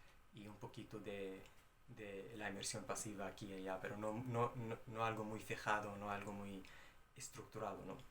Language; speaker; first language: Spanish; non-native, fluent; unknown